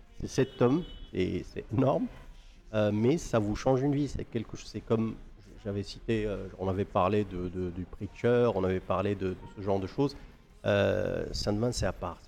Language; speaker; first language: French; non-native, local second language; Arabic